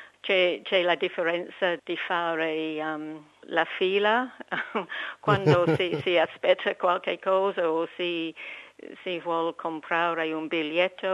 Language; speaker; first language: Italian; non-native, learner; English